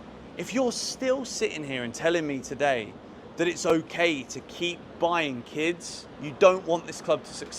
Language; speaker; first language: English; native; English